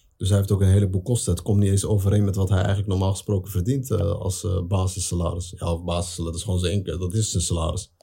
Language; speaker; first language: Dutch; early bilingual, other home language; Arabic